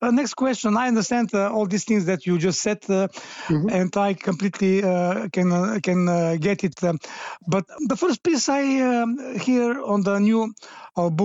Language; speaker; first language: English; non-native, fluent; Bulgarian